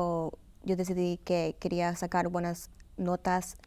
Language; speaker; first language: Spanish; early bilingual, heritage; Spanish